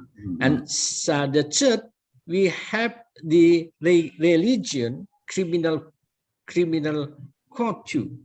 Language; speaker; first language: English; non-native, learner; Indonesian